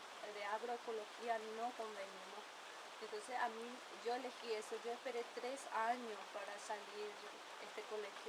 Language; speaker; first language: Spanish; non-native, local second language; Guarani